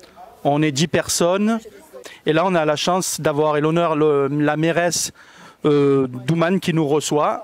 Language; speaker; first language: French; native; French